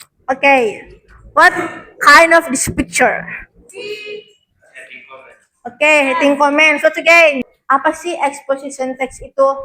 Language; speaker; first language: English; non-native, learner; Indonesian